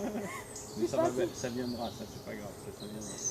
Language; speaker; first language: French; native; French